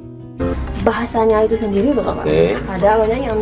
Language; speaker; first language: Indonesian; non-native, learner; Malagasy